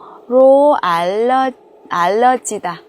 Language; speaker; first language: Korean; non-native, fluent; Vietnamese